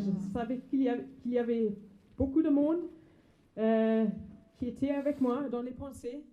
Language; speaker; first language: French; non-native, fluent; Afrikaans